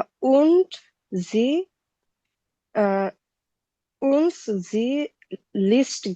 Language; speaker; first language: German; non-native, learner; Bangla